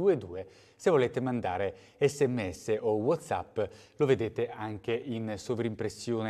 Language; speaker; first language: Italian; native; Italian